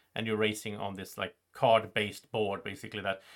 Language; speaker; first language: English; non-native, fluent; Swedish